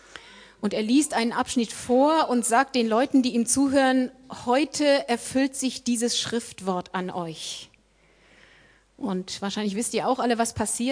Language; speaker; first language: German; native; German